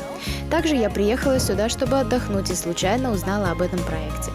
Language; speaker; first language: Russian; early bilingual, heritage; Russian